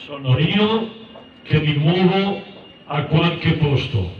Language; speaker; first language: Italian; non-native, fluent; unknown